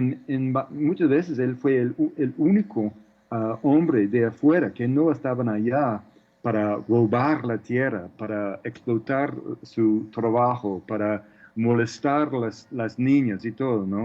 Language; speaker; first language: Spanish; non-native, fluent; English